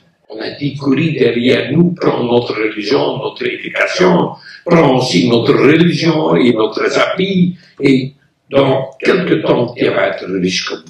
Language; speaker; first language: French; non-native, local second language; Dutch